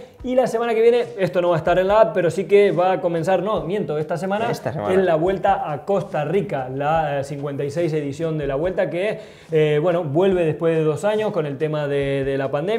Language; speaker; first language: Spanish; native; Spanish